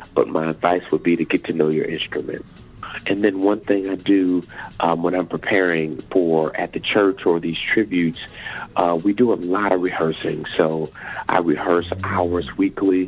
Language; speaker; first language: English; native; English